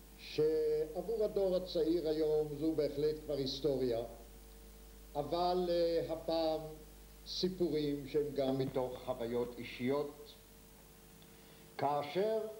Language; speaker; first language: Hebrew; native; Hebrew